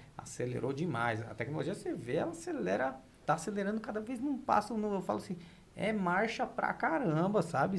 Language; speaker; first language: Portuguese; native; Portuguese